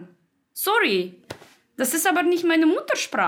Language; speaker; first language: German; non-native, fluent; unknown